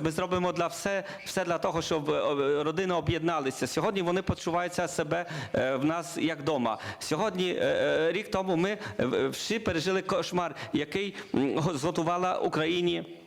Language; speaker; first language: Ukrainian; non-native, learner; Polish